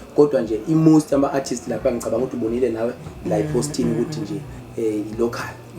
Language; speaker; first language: Zulu; native; Zulu